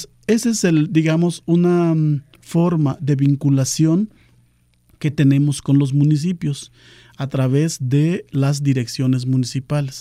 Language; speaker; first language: Spanish; non-native, local second language; Nahuatl languages